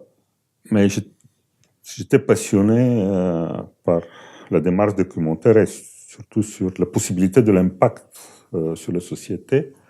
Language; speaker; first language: French; non-native, fluent; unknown